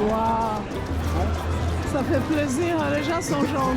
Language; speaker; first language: French; non-native, local second language; Kinyarwanda